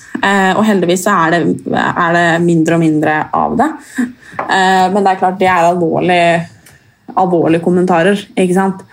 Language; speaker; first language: Norwegian; native; Norwegian